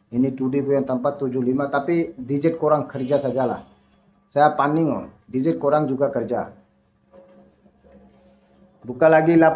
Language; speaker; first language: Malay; non-native, learner; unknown